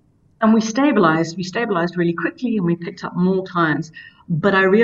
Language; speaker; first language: English; native; English